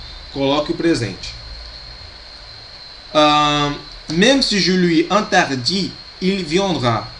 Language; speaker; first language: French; non-native, fluent; Portuguese